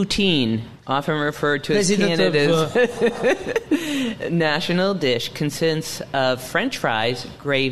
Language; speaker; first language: English; native; English